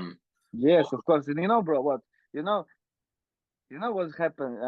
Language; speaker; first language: English; non-native, learner; Russian